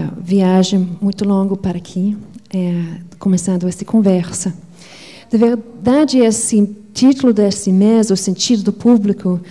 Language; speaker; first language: Portuguese; non-native, fluent; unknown